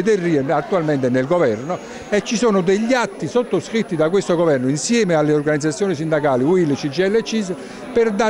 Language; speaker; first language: Italian; native; Italian